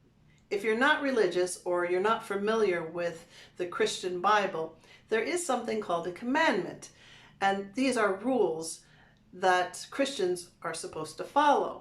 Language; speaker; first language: English; native; English